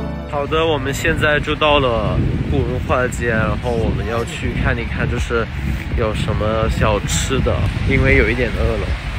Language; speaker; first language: Chinese; non-native, fluent; Thai